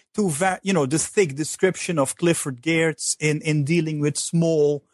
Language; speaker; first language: English; non-native, fluent; Dutch